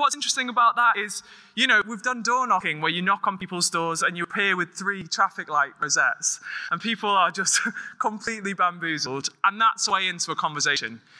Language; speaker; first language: English; native; English